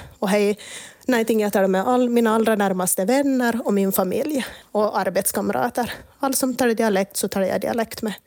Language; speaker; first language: Swedish; native; Swedish